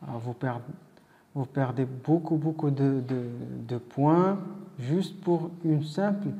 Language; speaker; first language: French; non-native, local second language; Arabic